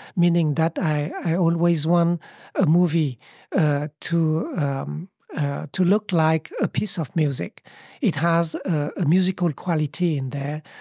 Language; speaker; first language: English; early bilingual, other home language; Vietnamese